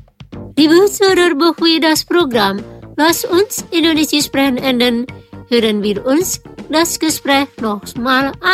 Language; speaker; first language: German; non-native, fluent; Indonesian